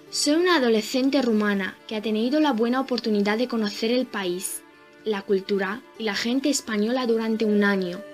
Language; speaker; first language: Spanish; non-native, fluent; Romanian